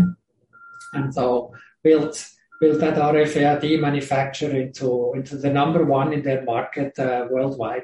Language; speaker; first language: English; non-native, fluent; Swiss German